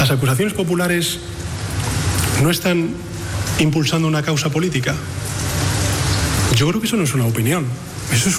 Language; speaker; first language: Spanish; native; Spanish